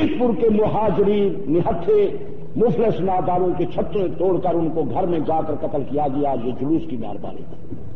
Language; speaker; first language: Urdu; non-native, local second language; Saraiki